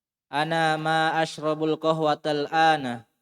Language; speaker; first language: Arabic; non-native, learner; Indonesian